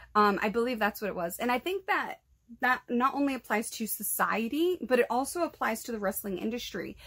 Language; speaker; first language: English; native; English